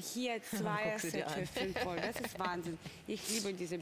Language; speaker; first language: German; non-native, learner; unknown